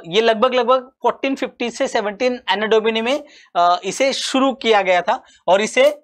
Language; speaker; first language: Hindi; non-native, local second language; Marathi